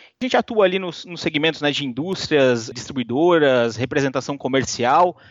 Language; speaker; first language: Portuguese; native; Portuguese